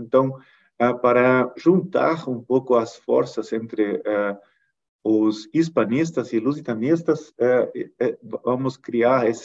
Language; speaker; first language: Portuguese; non-native, fluent; German